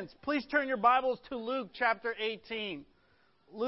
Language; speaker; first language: English; early bilingual, other home language; Spanish